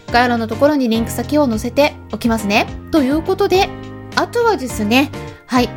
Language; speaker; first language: Japanese; native; Japanese